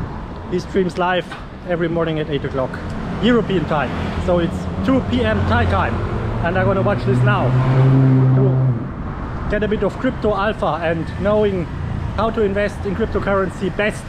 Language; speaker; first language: English; non-native, fluent; German